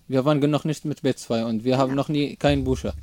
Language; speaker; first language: German; non-native, learner; Arabic